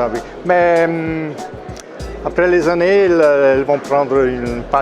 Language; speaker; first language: French; non-native, local second language; Italian